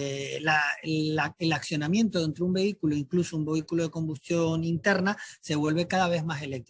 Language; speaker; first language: Spanish; native; Spanish